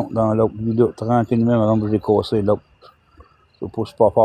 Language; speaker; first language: French; native; French